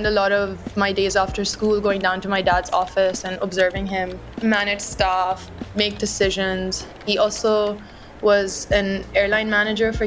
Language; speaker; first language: English; non-native, local second language; Urdu